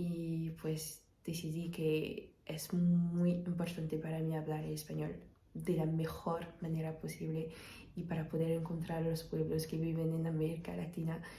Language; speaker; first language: Spanish; non-native, fluent; French